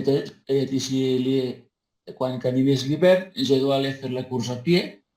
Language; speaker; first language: French; non-native, learner; Spanish